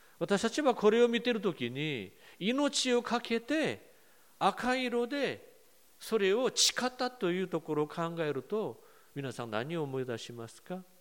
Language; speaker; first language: Japanese; non-native, fluent; Korean